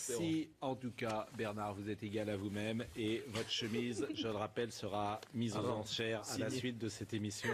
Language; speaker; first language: French; native; French